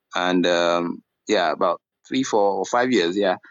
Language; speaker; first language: English; non-native, local second language; Yoruba